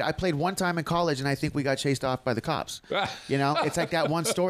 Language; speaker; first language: English; native; English